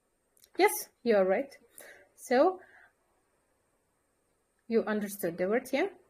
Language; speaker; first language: English; non-native, fluent; Kyrgyz